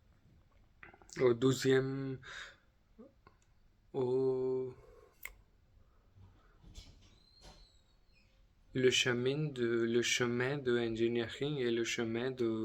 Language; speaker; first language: French; non-native, learner; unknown